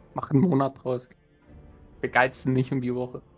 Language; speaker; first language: German; native; German